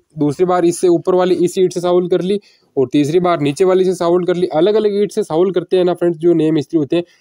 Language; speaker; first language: Hindi; native; Hindi